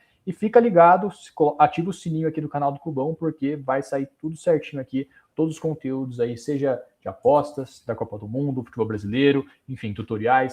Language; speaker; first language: Portuguese; native; Portuguese